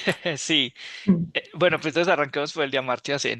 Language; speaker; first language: Spanish; native; Spanish